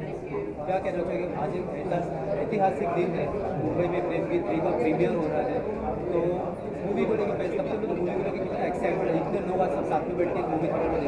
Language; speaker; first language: Hindi; native; Hindi